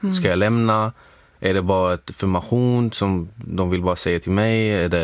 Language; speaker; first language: Swedish; non-native, fluent; Arabic